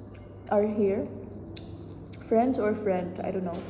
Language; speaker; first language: English; non-native, local second language; Filipino